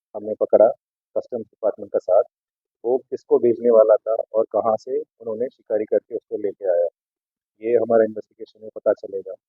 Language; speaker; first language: Hindi; non-native, local second language; Marathi